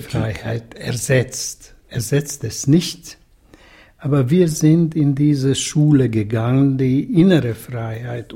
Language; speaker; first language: German; early bilingual, other home language; Russian